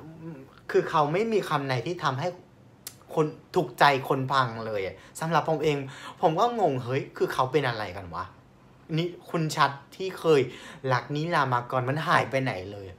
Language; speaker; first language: Thai; non-native, fluent; Vietnamese